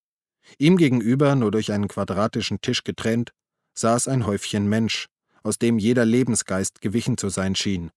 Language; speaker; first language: German; native; German